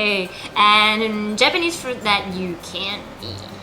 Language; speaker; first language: English; non-native, fluent; Japanese